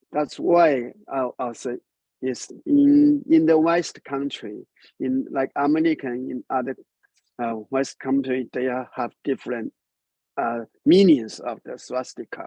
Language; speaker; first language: English; non-native, learner; Chinese